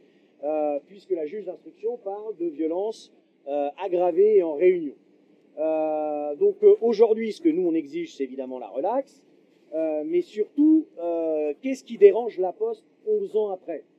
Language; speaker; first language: French; native; French